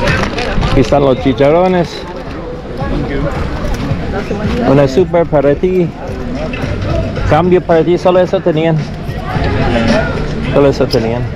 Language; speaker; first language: Spanish; non-native, learner; English